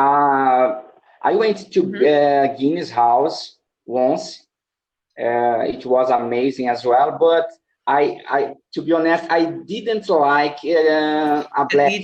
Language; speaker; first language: English; non-native, learner; Portuguese